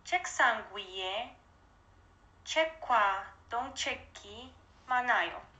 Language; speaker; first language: Korean; non-native, learner; Romanian